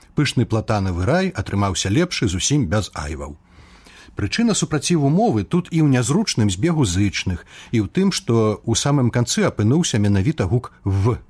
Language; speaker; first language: Belarusian; native; Belarusian